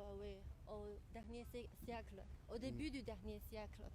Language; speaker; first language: French; non-native, fluent; Chinese